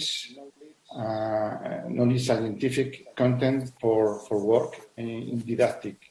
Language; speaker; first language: English; non-native, learner; Spanish